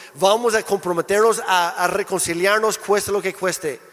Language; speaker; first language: Spanish; non-native, fluent; English